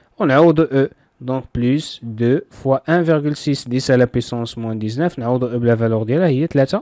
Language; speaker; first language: French; non-native, local second language; Arabic